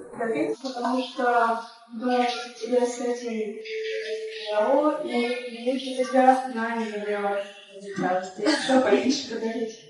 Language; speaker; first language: Russian; native; Russian